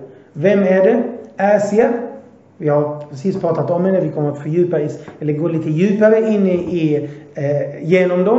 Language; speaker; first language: Swedish; early bilingual, other home language; Arabic